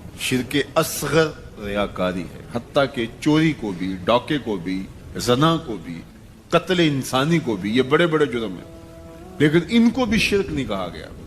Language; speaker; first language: Urdu; non-native, local second language; Punjabi